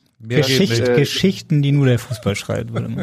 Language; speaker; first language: German; native; German